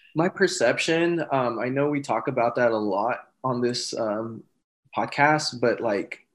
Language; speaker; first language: English; native; English